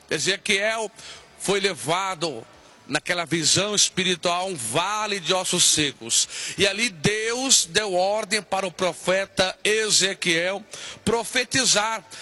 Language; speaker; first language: Portuguese; native; Portuguese